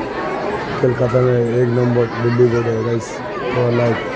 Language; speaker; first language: Hindi; non-native, local second language; Bangla